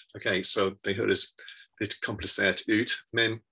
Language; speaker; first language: Norwegian; non-native, learner; English